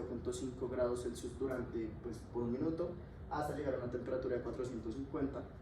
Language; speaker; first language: Spanish; native; Spanish